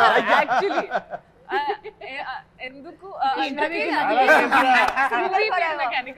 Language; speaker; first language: Telugu; non-native, fluent; Hindi